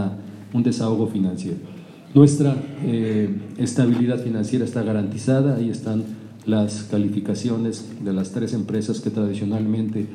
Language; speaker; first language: Spanish; native; Spanish